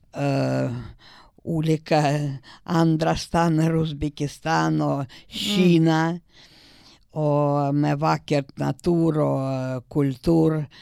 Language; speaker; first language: Swedish; non-native, learner; Russian